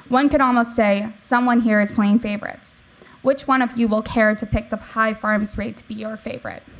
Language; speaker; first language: English; native; English